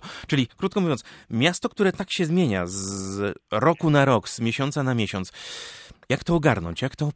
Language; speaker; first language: Polish; native; Polish